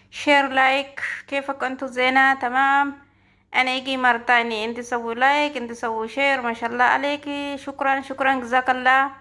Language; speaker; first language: Arabic; non-native, learner; Oromo